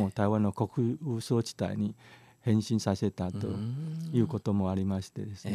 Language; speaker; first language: Japanese; non-native, fluent; Chinese